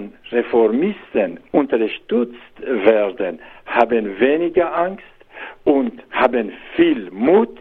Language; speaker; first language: German; non-native, learner; Persian